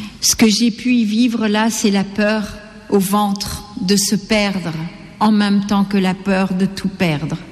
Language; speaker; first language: French; non-native, local second language; Gujarati